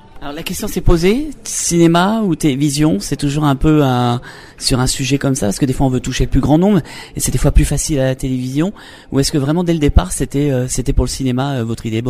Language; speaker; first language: French; native; French